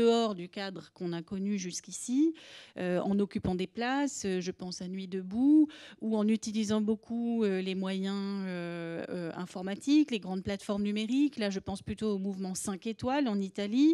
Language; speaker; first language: French; native; French